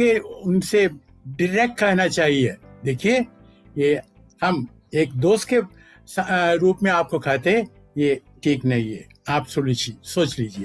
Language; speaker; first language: Hindi; non-native, fluent; Malayalam